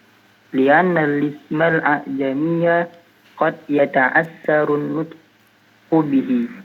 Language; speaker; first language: Arabic; non-native, fluent; Indonesian